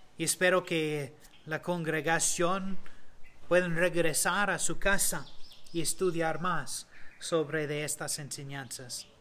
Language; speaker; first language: Spanish; non-native, fluent; English